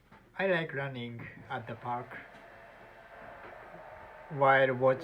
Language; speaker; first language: English; non-native, learner; Japanese